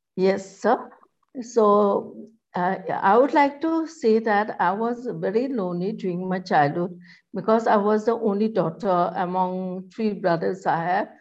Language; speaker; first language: English; non-native, local second language; Assamese